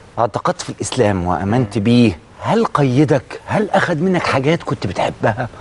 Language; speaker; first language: Arabic; native; Arabic